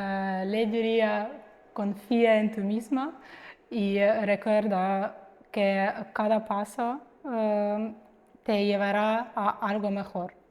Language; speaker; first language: Spanish; non-native, fluent; Russian